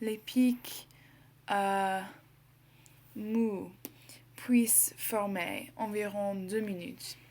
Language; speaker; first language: French; non-native, learner; English